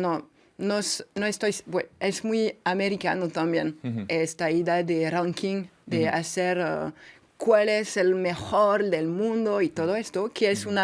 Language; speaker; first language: Spanish; non-native, fluent; French